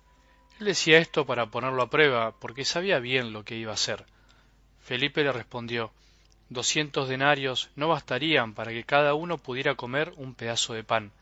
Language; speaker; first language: Spanish; native; Spanish